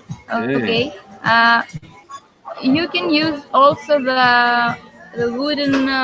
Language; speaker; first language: English; non-native, fluent; Greek